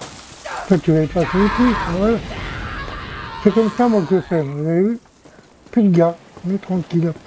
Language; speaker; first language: French; native; French